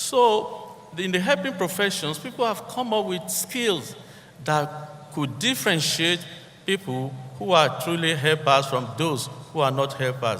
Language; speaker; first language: English; non-native, local second language; Yoruba